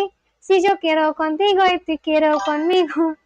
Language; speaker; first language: Spanish; non-native, learner; Bangla